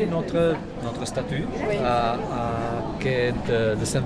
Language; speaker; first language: French; non-native, learner; Czech